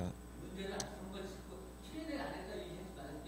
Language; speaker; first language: Korean; native; Korean